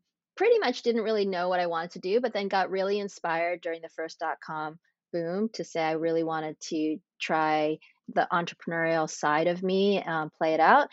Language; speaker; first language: English; native; English